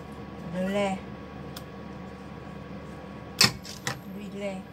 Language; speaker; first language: French; non-native, fluent; Vietnamese